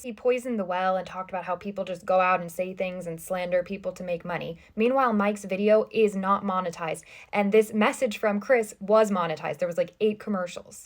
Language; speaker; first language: English; native; English